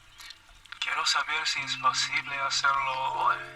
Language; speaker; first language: Spanish; non-native, learner; English